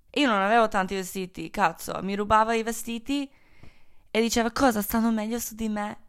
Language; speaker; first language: Italian; non-native, fluent; Croatian